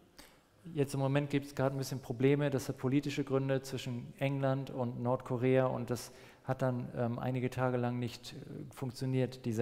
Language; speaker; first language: German; non-native, fluent; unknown